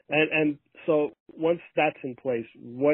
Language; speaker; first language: English; early bilingual, other home language; Persian